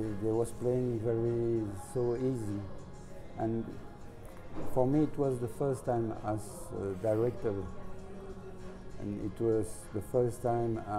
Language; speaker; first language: English; non-native, learner; French